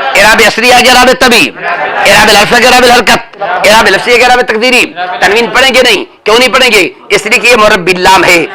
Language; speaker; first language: Urdu; non-native, local second language; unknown